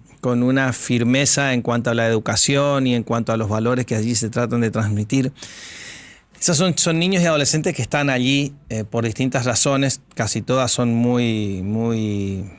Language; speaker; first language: Spanish; native; Spanish